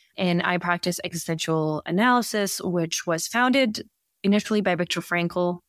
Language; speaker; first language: English; early bilingual, other home language; Bosnian